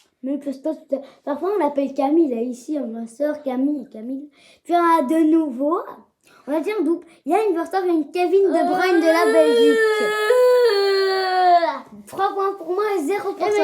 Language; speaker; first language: French; native; French